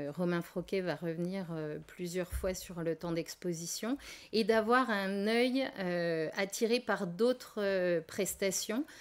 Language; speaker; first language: French; native; French